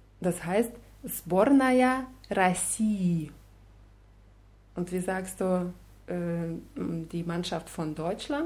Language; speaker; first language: German; non-native, fluent; Russian